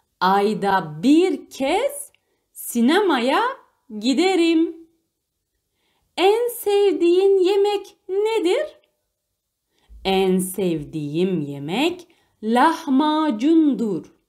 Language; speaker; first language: Turkish; non-native, fluent; Arabic